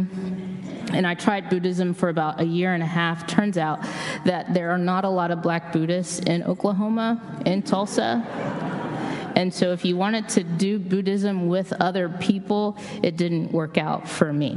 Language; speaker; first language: English; native; English